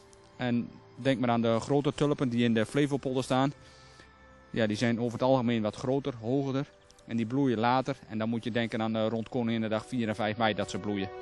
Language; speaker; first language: Dutch; native; Dutch